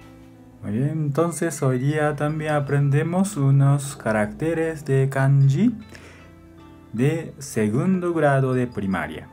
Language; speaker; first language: Spanish; non-native, fluent; Japanese